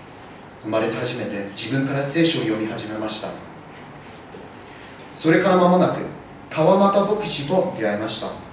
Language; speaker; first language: Japanese; early bilingual, other home language; English